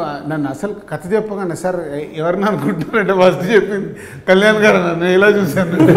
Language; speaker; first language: Telugu; native; Telugu